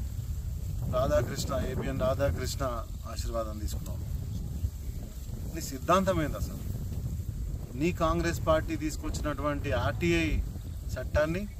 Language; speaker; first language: Telugu; native; Telugu